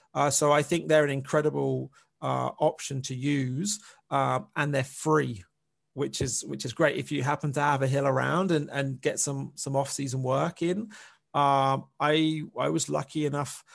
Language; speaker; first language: English; native; English